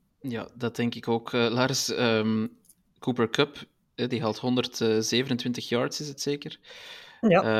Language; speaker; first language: Dutch; native; Dutch